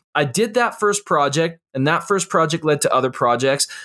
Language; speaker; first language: English; native; English